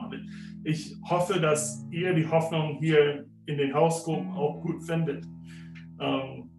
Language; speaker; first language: German; non-native, fluent; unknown